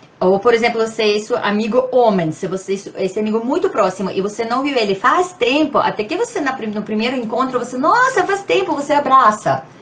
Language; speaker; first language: Portuguese; non-native, fluent; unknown